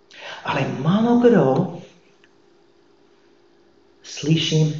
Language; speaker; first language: Czech; non-native, fluent; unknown